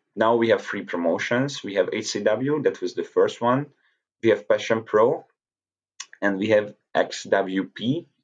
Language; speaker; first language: English; non-native, fluent; Hungarian